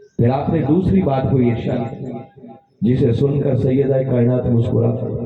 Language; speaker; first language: Urdu; non-native, local second language; Punjabi